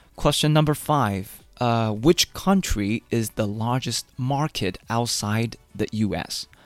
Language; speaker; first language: English; non-native, fluent; Chinese